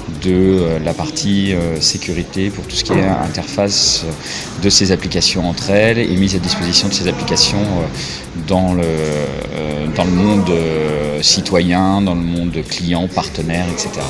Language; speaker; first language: French; native; French